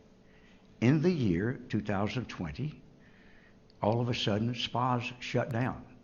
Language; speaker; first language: English; native; English